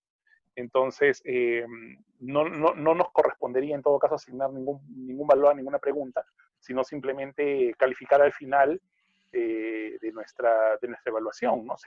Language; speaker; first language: Spanish; native; Spanish